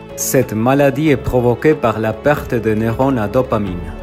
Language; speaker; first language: French; non-native, fluent; Spanish